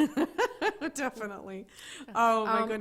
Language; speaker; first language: English; native; English